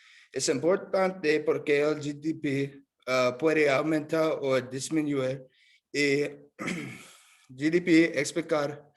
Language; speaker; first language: Spanish; non-native, learner; English